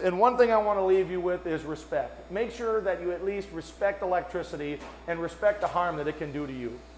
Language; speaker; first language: English; native; English